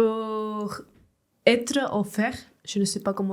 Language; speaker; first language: French; non-native, learner; Spanish